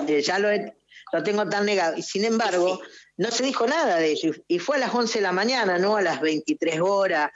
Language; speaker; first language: Spanish; native; Spanish